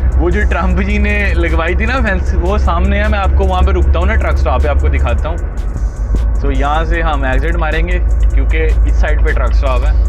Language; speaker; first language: Urdu; non-native, local second language; Punjabi